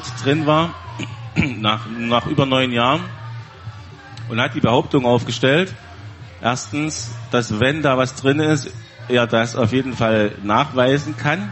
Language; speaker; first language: German; native; German